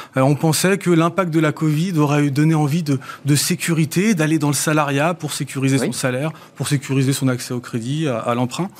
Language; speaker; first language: French; native; French